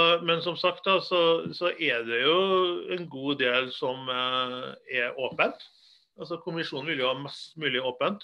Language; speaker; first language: Norwegian; native; Norwegian